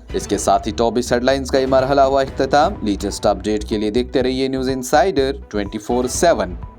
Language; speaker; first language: Urdu; non-native, local second language; Kashmiri